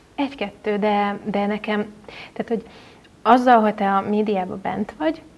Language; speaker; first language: Hungarian; native; Hungarian